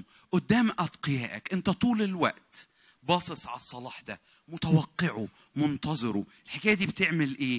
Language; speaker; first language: Arabic; native; Arabic